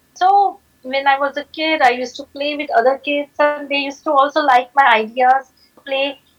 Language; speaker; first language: English; non-native, local second language; Marathi